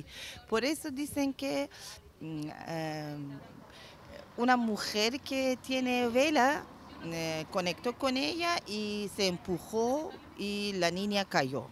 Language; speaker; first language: Spanish; non-native, learner; Persian